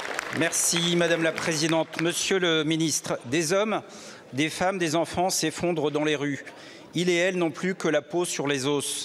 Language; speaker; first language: French; native; French